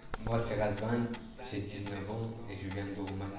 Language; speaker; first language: French; non-native, fluent; Romanian